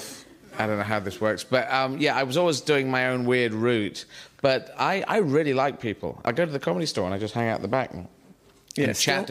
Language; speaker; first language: English; native; English